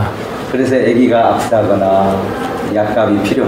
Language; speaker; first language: Korean; native; Korean